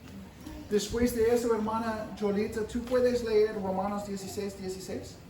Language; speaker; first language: Spanish; non-native, fluent; English